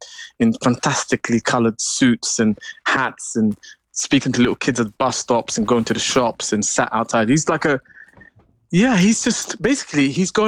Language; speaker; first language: English; native; English